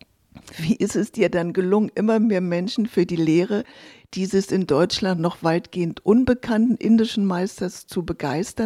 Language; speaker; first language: German; native; German